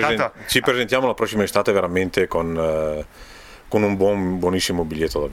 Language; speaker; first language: Italian; native; Italian